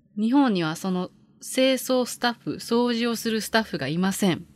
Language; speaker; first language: Japanese; native; Japanese